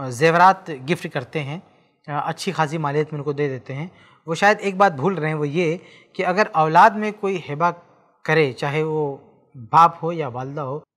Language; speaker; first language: Urdu; native; Urdu